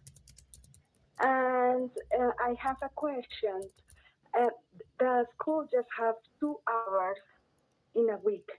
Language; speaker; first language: English; non-native, learner; Spanish